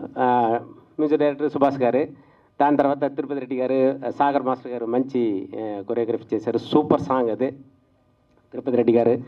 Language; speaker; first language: Telugu; native; Telugu